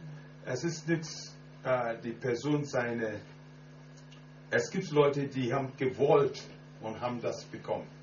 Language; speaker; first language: German; non-native, learner; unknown